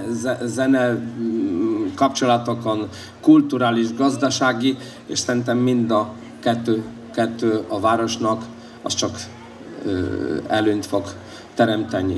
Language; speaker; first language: Hungarian; non-native, fluent; Polish